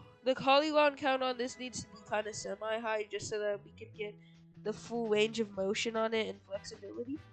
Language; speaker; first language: English; native; English